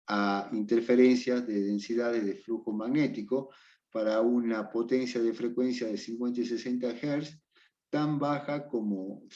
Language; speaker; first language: Spanish; native; Spanish